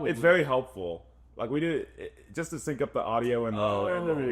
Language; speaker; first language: English; native; English